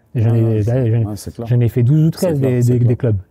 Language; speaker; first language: French; native; French